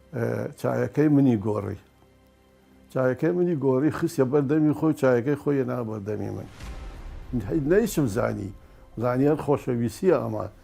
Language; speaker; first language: Central Kurdish; non-native, local second language; Gurani